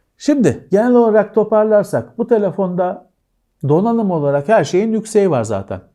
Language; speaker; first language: Turkish; native; Turkish